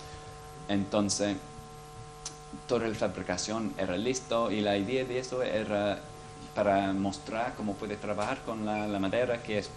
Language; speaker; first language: Spanish; non-native, fluent; English